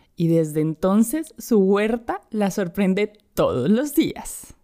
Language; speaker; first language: Spanish; native; Spanish